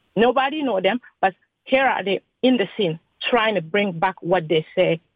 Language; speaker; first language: English; non-native, fluent; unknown